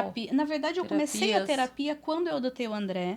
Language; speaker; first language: Portuguese; native; Portuguese